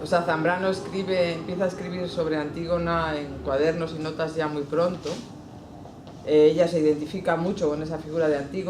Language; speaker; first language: Spanish; native; Spanish